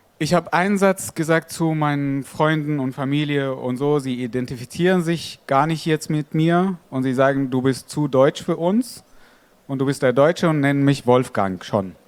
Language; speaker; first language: German; non-native, fluent; Arabic